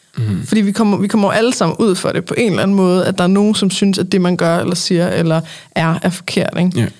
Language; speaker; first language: Danish; native; Danish